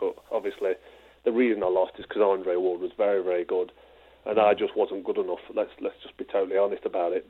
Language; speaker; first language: English; native; English